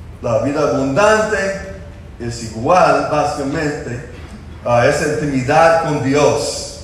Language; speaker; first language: Spanish; non-native, fluent; English